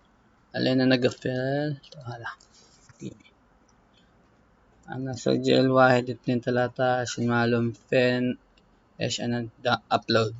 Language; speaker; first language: Arabic; non-native, learner; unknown